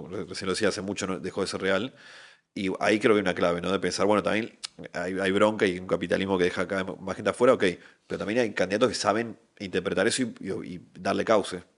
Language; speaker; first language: Spanish; native; Spanish